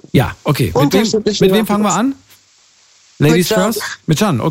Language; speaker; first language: German; native; German